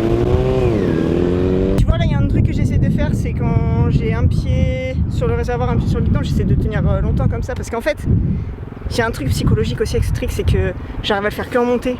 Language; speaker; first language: French; native; French